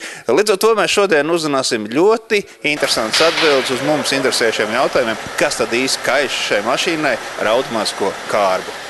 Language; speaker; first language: Latvian; native; Latvian